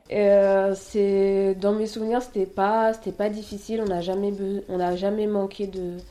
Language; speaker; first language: French; early bilingual, other home language; Haitian Creole